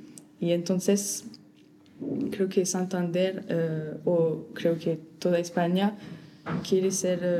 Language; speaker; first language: Spanish; non-native, fluent; French